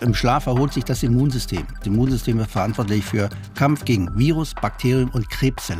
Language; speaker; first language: German; non-native, fluent; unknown